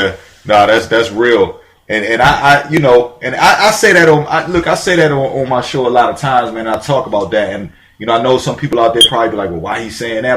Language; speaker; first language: English; native; English